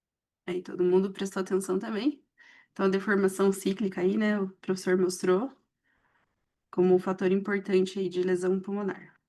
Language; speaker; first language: Portuguese; native; Portuguese